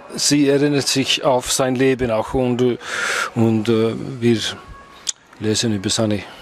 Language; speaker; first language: German; non-native, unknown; Icelandic